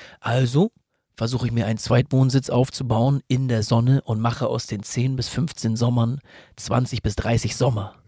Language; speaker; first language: German; native; German